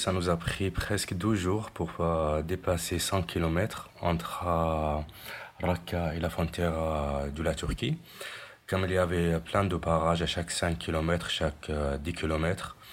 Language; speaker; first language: French; non-native, fluent; Arabic